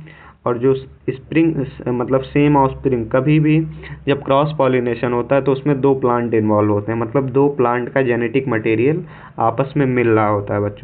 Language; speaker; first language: Hindi; native; Hindi